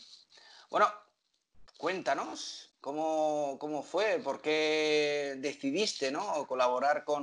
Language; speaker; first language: Spanish; native; Spanish